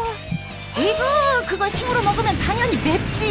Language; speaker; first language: Korean; native; Korean